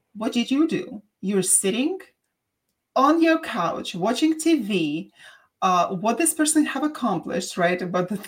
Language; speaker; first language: English; non-native, fluent; Russian